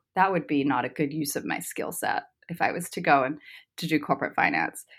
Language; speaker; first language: English; native; English